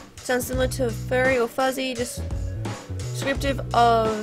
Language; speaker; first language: English; native; English